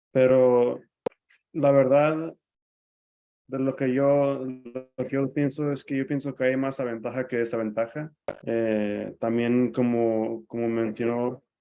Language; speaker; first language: Spanish; early bilingual, other home language; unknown